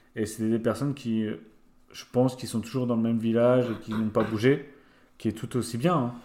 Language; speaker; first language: French; native; French